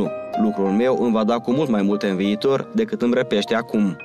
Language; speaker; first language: Romanian; native; Romanian